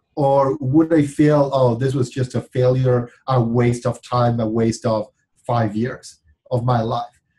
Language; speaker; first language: English; non-native, fluent; Spanish